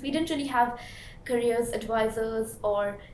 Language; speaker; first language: English; non-native, local second language; Hindi